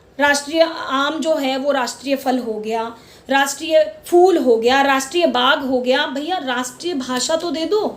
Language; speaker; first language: Hindi; non-native, local second language; Marwari